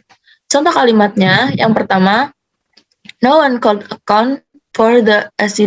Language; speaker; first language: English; non-native, learner; Indonesian